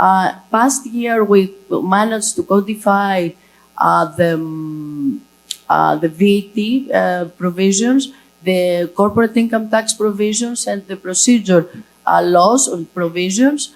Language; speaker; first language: English; non-native, fluent; Greek